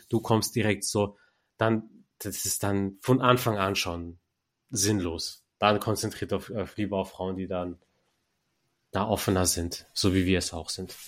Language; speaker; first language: German; early bilingual, other home language; Turkish